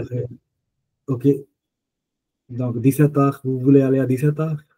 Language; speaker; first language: French; non-native, fluent; Punjabi